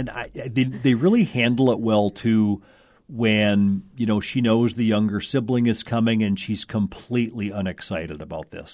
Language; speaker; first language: English; native; English